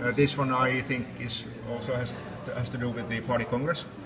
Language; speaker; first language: English; non-native, fluent; Finnish